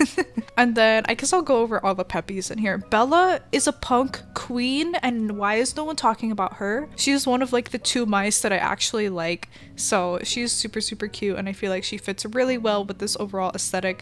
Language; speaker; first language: English; native; English